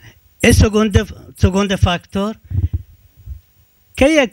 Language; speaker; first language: Portuguese; non-native, learner; Turkish